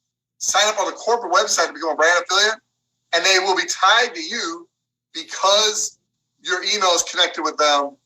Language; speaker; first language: English; native; English